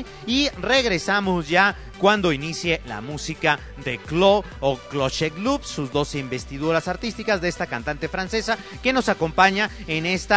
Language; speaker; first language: Spanish; native; Spanish